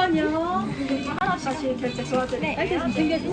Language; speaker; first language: Korean; native; Korean